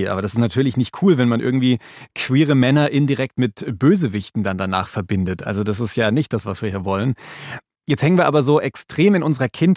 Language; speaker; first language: German; native; German